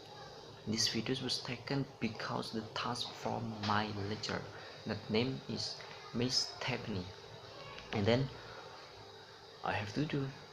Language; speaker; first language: English; non-native, learner; Indonesian